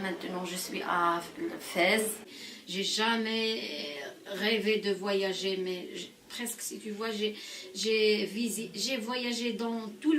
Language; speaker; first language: French; non-native, local second language; Arabic